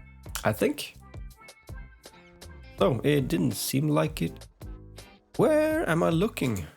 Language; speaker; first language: English; non-native, fluent; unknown